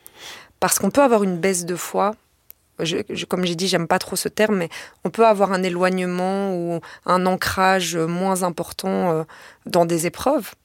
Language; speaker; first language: French; native; French